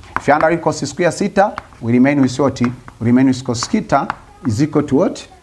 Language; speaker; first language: English; non-native, local second language; Swahili